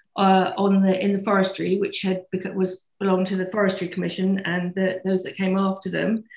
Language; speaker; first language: English; native; English